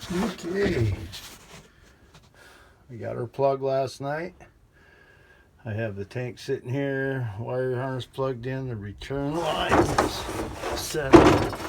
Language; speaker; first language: English; native; English